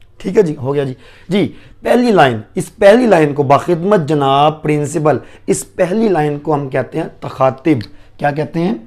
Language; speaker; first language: Urdu; non-native, local second language; Punjabi